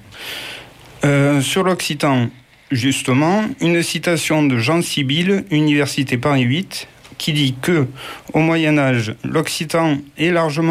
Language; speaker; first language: French; native; French